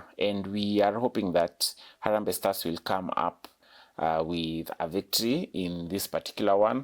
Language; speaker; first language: English; non-native, local second language; Swahili